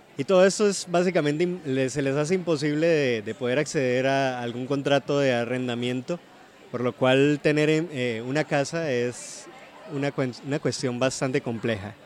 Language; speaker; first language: Spanish; native; Spanish